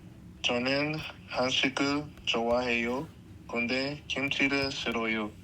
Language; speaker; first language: Korean; non-native, learner; English